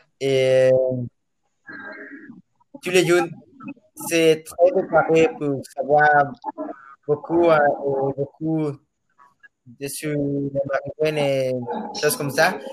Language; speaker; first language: French; non-native, learner; Spanish